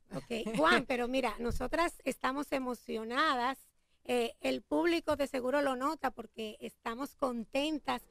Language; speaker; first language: Spanish; native; Spanish